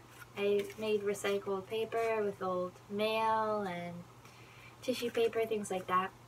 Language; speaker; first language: English; native; English